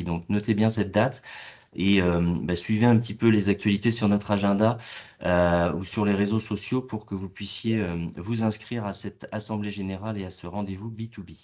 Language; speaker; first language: French; native; French